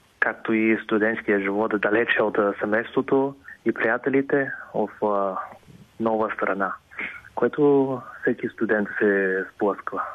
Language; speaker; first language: Bulgarian; non-native, fluent; Chinese